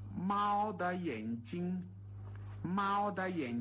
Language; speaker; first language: Chinese; non-native, learner; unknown